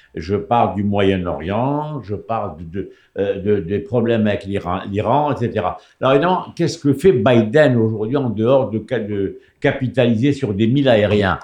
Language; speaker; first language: French; native; French